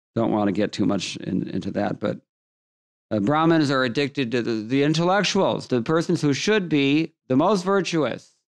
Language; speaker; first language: English; native; English